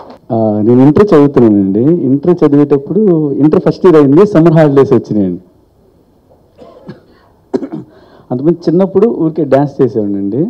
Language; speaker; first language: Telugu; native; Telugu